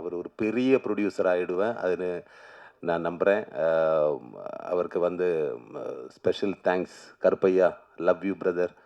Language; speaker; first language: Tamil; non-native, learner; Malayalam